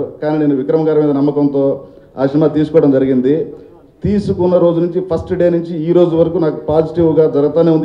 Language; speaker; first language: Telugu; native; Telugu